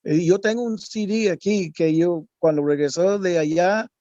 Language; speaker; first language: Spanish; non-native, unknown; English